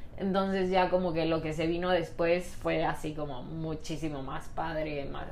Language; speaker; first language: Spanish; native; Spanish